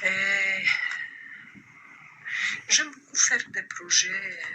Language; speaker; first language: French; non-native, fluent; Greek